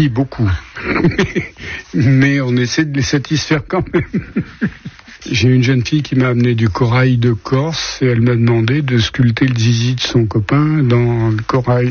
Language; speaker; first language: French; native; French